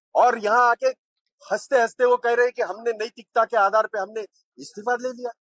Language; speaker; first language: Hindi; non-native, local second language; Marathi